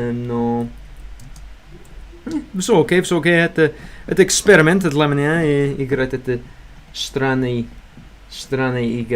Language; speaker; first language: Russian; non-native, learner; English